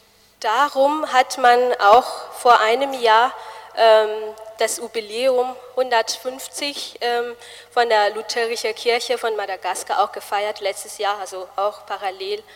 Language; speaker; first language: German; non-native, fluent; Malagasy